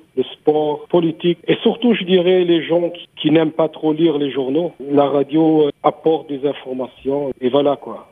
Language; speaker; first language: French; native; French